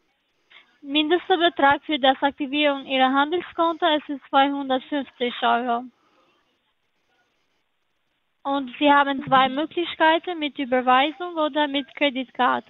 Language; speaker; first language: German; non-native, learner; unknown